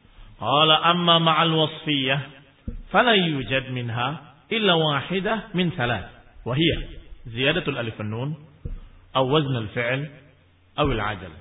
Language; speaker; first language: Arabic; non-native, fluent; Indonesian